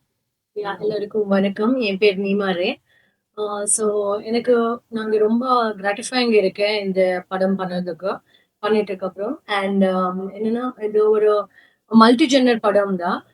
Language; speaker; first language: Tamil; non-native, learner; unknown